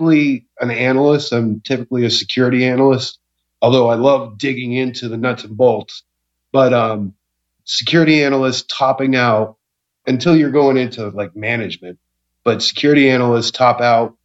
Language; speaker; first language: English; native; English